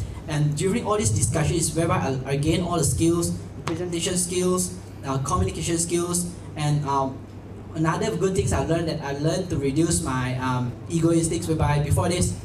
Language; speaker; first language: English; non-native, local second language; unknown